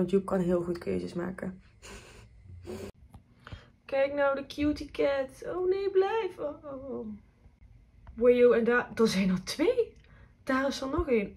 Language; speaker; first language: Dutch; native; Dutch